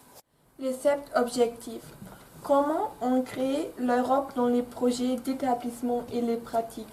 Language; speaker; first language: French; non-native, local second language; Luxembourgish